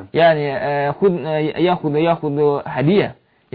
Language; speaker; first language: Arabic; non-native, learner; Chinese